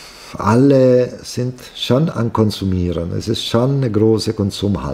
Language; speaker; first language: German; non-native, fluent; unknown